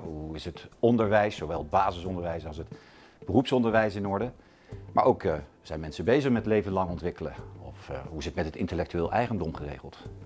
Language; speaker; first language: Dutch; native; Dutch